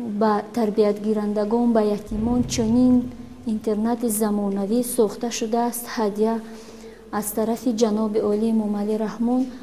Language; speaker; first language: Tajik; non-native, local second language; Shughni